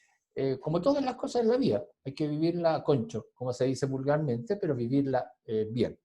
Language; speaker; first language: Spanish; native; Spanish